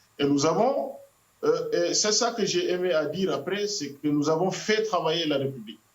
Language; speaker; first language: French; non-native, local second language; Wolof